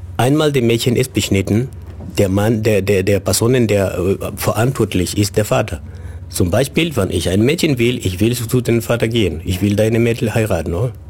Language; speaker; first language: German; non-native, fluent; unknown